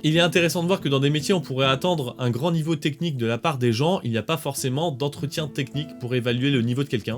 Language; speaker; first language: French; native; French